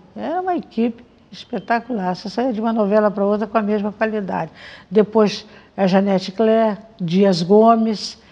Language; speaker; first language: Portuguese; native; Portuguese